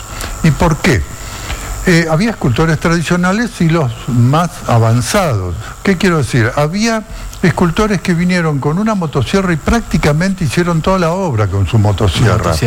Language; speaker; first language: Spanish; native; Spanish